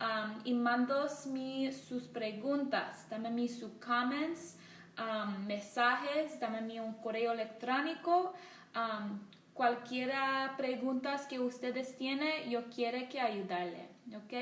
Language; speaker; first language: Spanish; non-native, learner; English